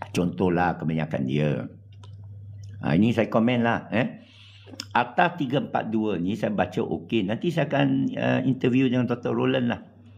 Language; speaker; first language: Malay; non-native, local second language; English